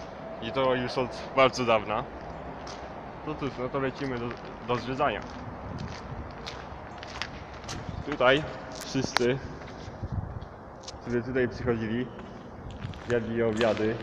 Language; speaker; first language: Polish; native; Polish